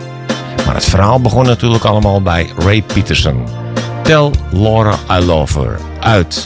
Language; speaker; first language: Dutch; native; Dutch